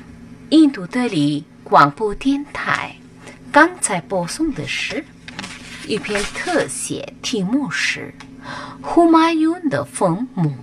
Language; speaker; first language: Chinese; non-native, fluent; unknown